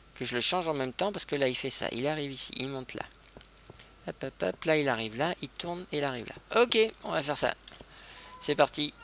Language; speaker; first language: French; native; French